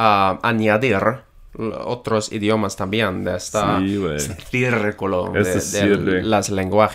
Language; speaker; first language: Spanish; non-native, fluent; English